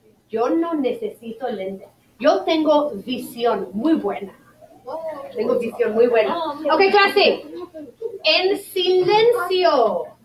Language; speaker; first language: Spanish; non-native, fluent; English